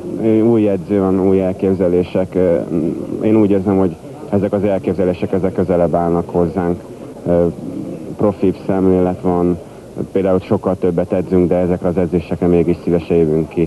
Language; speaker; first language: Hungarian; native; Hungarian